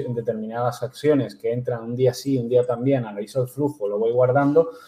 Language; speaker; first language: Spanish; native; Spanish